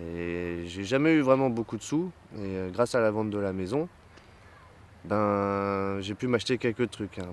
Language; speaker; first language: French; native; French